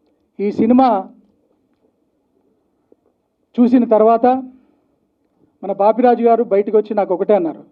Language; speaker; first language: Telugu; native; Telugu